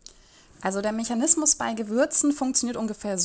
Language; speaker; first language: German; native; German